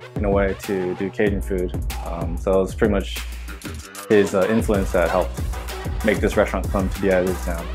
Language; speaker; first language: English; native; English